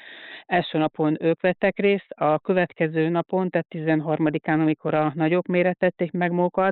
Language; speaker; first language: Hungarian; native; Hungarian